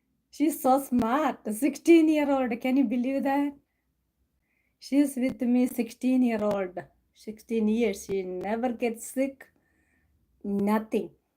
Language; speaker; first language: English; non-native, local second language; Malayalam